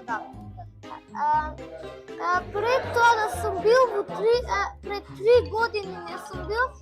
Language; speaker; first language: Macedonian; early bilingual, heritage; Macedonian